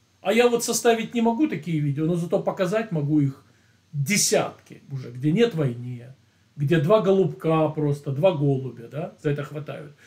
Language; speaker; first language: Russian; native; Russian